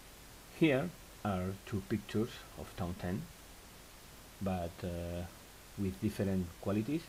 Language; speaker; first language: English; non-native, fluent; Spanish